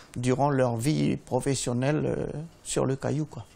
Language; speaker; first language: French; native; French